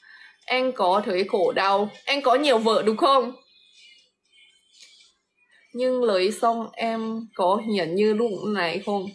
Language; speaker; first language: Vietnamese; non-native, fluent; Lao